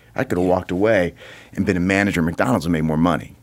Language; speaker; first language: English; native; English